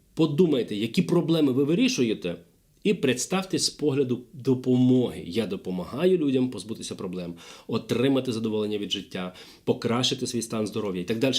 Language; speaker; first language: Ukrainian; non-native, local second language; Russian